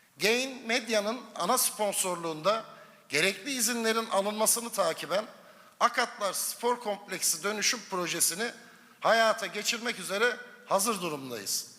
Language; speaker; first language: Turkish; native; Turkish